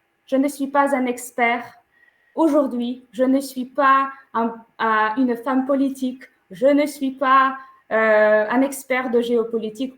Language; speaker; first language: French; non-native, fluent; Ukrainian